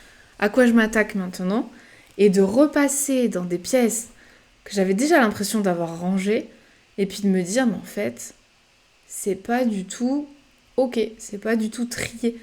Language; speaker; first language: French; native; French